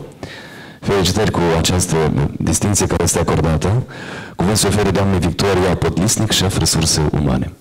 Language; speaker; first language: Romanian; native; Romanian